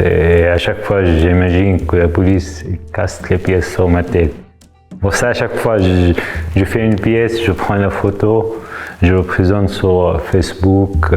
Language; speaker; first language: French; non-native, fluent; Arabic